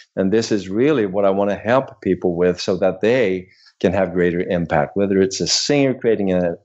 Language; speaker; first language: English; non-native, fluent; Swedish